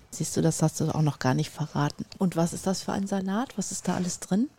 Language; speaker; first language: German; native; German